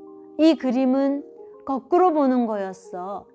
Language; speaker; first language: Korean; native; Korean